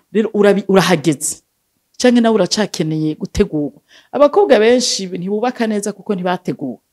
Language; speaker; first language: Rundi; native; Rundi